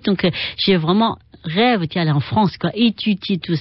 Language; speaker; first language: French; non-native, fluent; Chinese